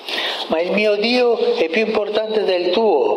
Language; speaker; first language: Italian; non-native, fluent; Spanish